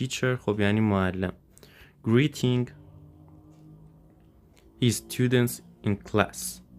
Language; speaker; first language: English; non-native, fluent; Persian